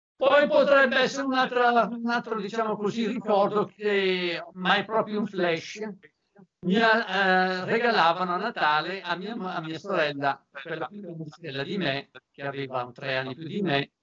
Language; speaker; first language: Italian; native; Italian